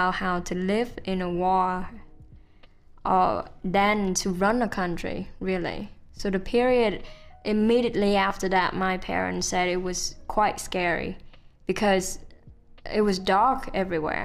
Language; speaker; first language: English; non-native, fluent; Vietnamese